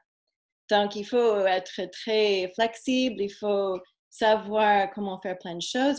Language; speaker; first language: French; non-native, fluent; English